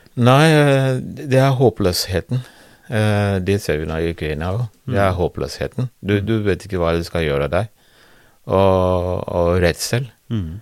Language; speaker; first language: Norwegian; non-native, fluent; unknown